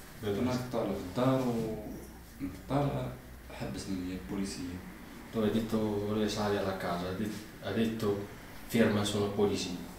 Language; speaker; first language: Italian; non-native, learner; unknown